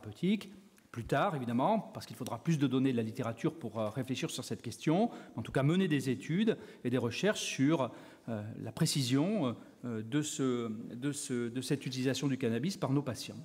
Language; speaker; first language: French; native; French